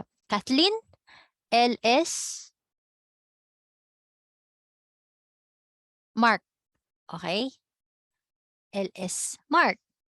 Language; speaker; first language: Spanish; non-native, fluent; Filipino